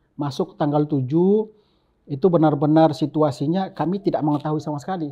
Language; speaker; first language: Indonesian; native; Indonesian